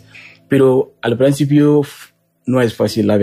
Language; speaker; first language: Spanish; non-native, learner; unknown